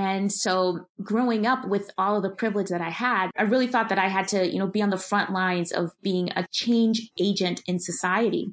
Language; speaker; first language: English; native; English